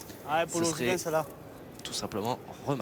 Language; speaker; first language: French; native; French